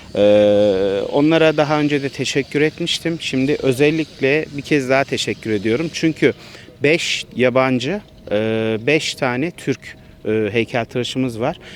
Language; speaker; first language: Turkish; native; Turkish